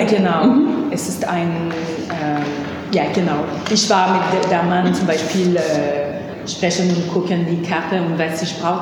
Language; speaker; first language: German; non-native, learner; French